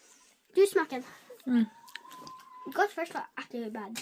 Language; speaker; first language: Swedish; early bilingual, other home language; Filipino